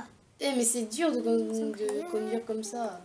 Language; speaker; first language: French; native; French